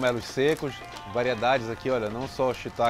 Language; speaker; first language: Portuguese; native; Portuguese